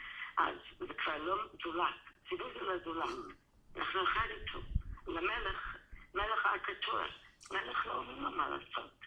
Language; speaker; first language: Hebrew; non-native, fluent; English